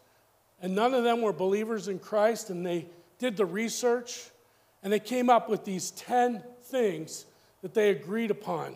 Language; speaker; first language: English; native; English